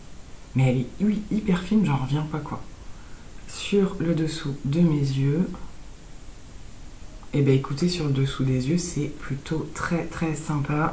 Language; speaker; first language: French; native; French